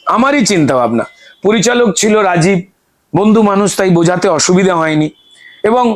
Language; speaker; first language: Bangla; native; Bangla